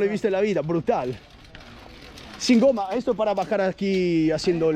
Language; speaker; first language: Spanish; non-native, fluent; Italian